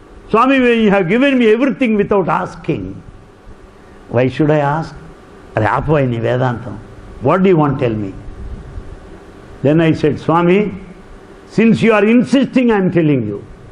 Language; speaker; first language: English; non-native, local second language; Telugu